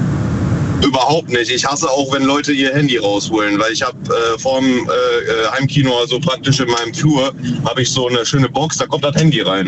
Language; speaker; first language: German; native; German